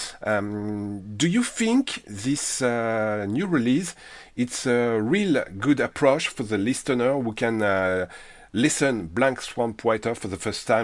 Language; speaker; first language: English; non-native, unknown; French